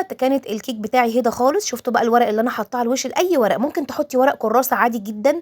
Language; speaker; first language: Arabic; native; Arabic